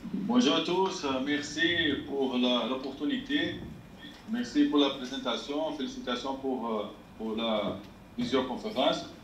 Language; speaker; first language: French; non-native, learner; Portuguese